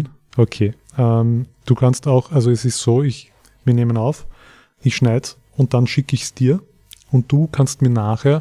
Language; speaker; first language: German; native; German